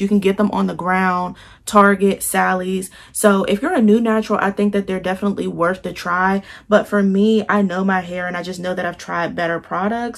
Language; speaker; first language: English; native; English